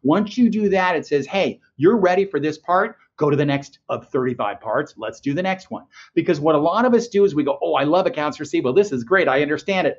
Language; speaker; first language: English; native; English